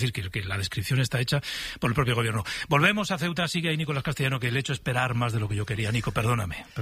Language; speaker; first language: Spanish; native; Spanish